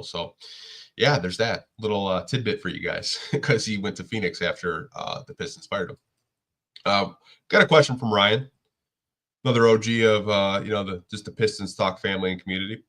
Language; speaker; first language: English; native; English